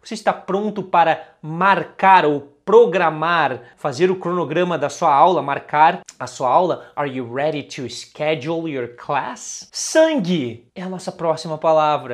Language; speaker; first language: Portuguese; native; Portuguese